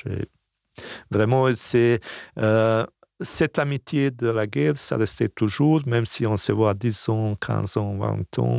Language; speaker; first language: French; non-native, fluent; Bosnian